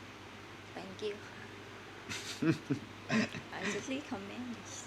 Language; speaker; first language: English; non-native, learner; Thai